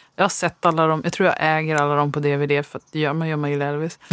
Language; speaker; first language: Swedish; native; Swedish